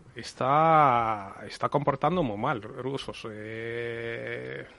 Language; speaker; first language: Spanish; non-native, fluent; Ukrainian